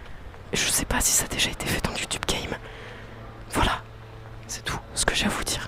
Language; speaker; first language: French; native; French